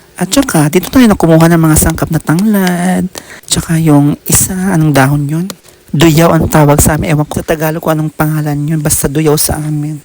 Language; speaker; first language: Filipino; native; Filipino